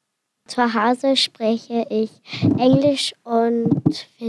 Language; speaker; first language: German; non-native, learner; Finnish